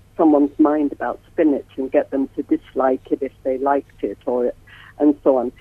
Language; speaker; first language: English; native; English